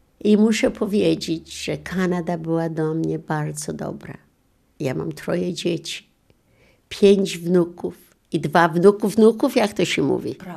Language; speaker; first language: Polish; non-native, local second language; Yiddish